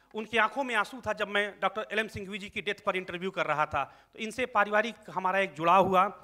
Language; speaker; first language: Hindi; native; Hindi